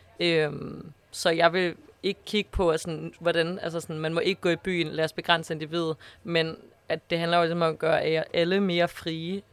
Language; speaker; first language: Danish; native; Danish